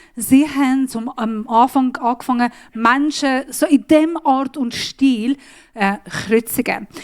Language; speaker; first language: German; non-native, learner; Persian